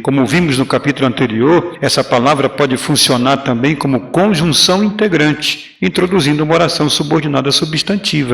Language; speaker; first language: Portuguese; native; Portuguese